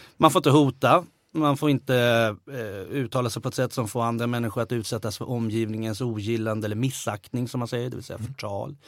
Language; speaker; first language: Swedish; native; Swedish